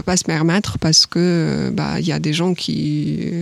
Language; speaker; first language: French; non-native, fluent; Ukrainian